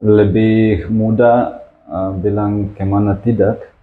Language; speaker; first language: Indonesian; non-native, learner; Latvian